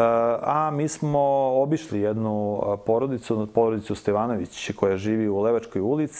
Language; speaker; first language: Serbian; native; Serbian